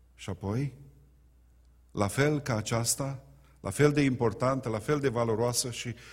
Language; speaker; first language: Romanian; native; Romanian